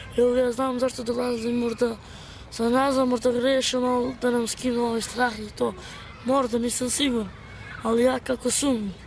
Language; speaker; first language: Serbian; native; Serbian